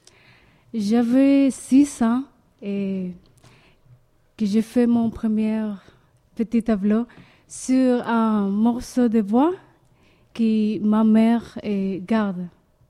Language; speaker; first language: French; non-native, learner; Spanish